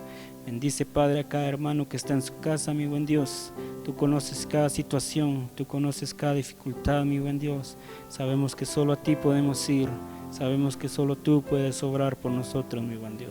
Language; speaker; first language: Spanish; native; Spanish